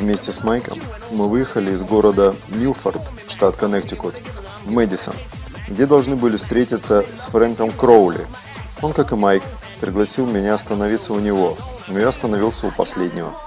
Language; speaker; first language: Russian; native; Russian